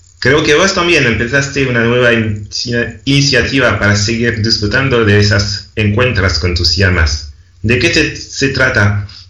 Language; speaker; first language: Spanish; non-native, fluent; French